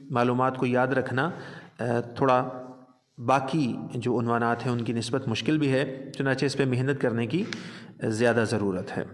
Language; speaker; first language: Urdu; non-native, local second language; Punjabi